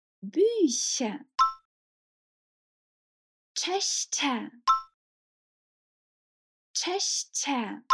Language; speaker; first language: German; non-native, fluent; Portuguese